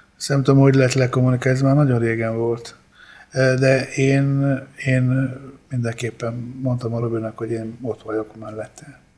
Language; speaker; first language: Hungarian; early bilingual, other home language; Italian